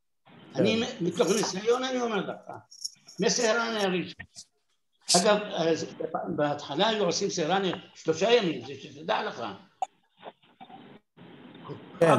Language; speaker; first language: Hebrew; non-native, fluent; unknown